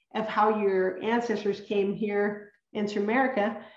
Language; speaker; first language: English; early bilingual, other home language; Spanish